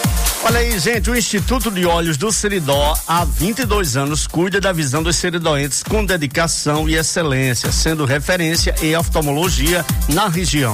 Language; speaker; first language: Portuguese; native; Portuguese